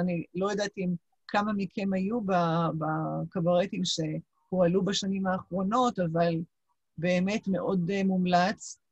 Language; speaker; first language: Hebrew; non-native, local second language; Yiddish